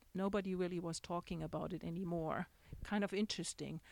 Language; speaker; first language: English; non-native, fluent; German